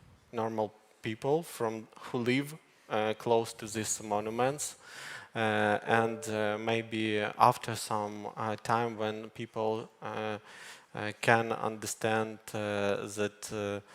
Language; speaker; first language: English; non-native, learner; Ukrainian